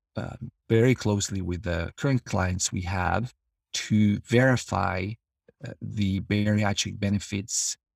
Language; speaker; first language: English; non-native, fluent; Albanian